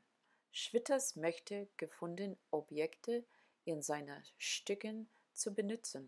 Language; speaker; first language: German; non-native, learner; English